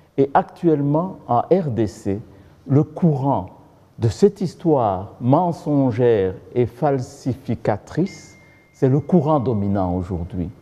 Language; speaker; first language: French; non-native, local second language; Kinyarwanda